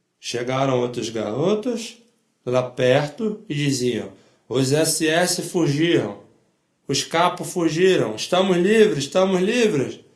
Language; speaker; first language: Portuguese; non-native, fluent; Polish